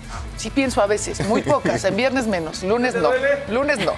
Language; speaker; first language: Spanish; native; Spanish